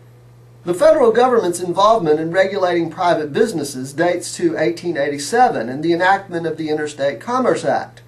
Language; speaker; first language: English; native; English